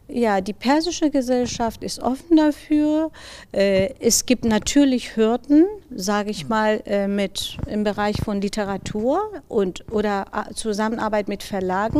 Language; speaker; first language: German; non-native, fluent; Persian